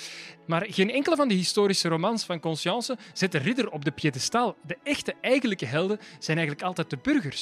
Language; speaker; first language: Dutch; native; Dutch